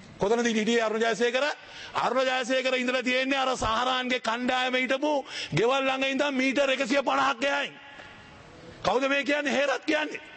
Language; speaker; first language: Sinhala; non-native, local second language; Tamil